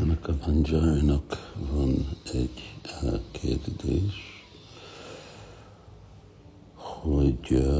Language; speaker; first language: Hungarian; non-native, learner; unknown